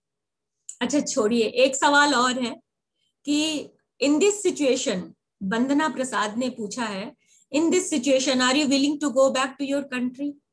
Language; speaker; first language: Hindi; native; Hindi